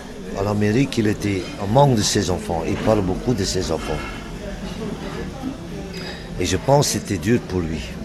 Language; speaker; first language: French; non-native, local second language; Dutch